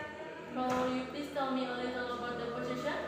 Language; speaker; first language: English; non-native, learner; Indonesian